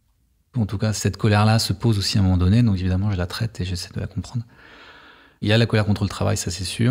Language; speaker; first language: French; native; French